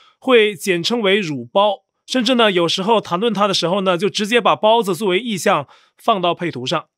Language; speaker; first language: Chinese; native; Chinese